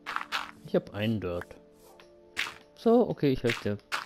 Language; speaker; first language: German; native; German